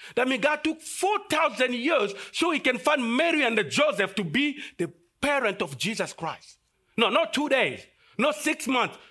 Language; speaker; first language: English; non-native, fluent; Lingala